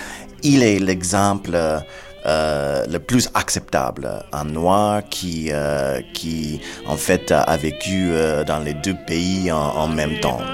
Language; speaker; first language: French; non-native, fluent; English